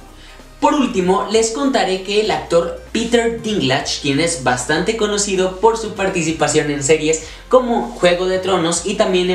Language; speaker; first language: Spanish; native; Spanish